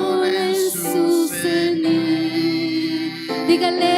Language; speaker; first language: Spanish; native; Spanish